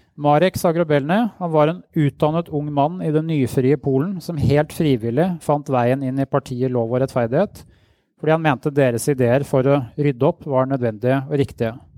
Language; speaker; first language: Norwegian; native; Norwegian